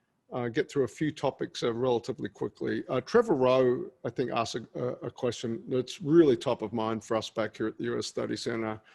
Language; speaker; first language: English; native; English